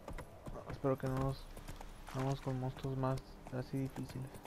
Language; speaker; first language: Spanish; early bilingual, heritage; Spanish